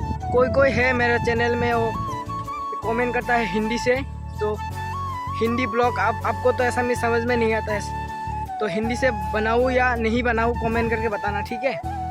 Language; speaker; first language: Hindi; non-native, local second language; Assamese